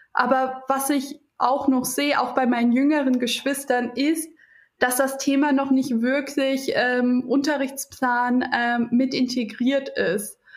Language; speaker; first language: German; early bilingual, other home language; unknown